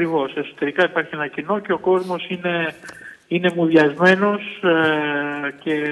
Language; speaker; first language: Greek; native; Greek